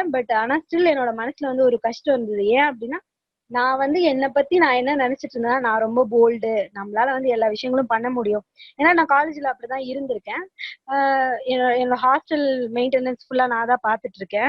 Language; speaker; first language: Tamil; native; Tamil